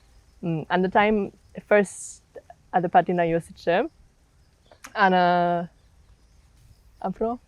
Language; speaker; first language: Tamil; non-native, learner; German